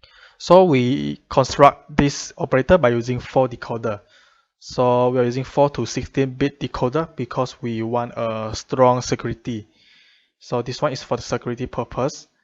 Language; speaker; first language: English; non-native, fluent; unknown